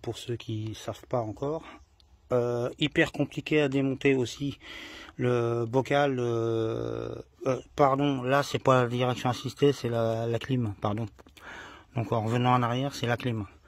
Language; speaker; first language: French; native; French